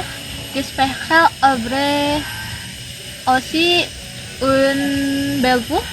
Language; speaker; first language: French; non-native, learner; Indonesian